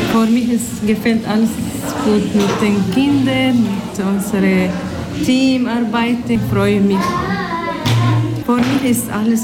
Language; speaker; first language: German; non-native, learner; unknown